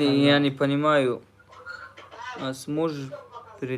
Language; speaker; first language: Russian; non-native, learner; Tajik